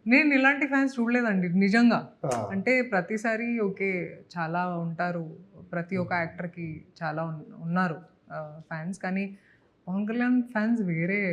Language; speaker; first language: Telugu; non-native, fluent; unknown